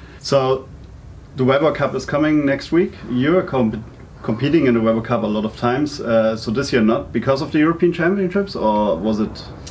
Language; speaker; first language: English; non-native, fluent; German